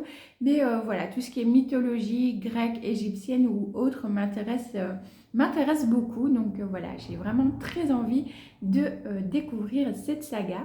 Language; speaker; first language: French; native; French